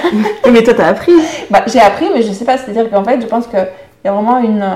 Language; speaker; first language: French; non-native, fluent; Russian